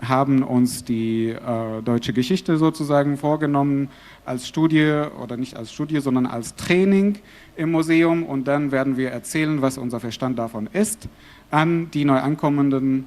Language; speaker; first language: German; non-native, fluent; Arabic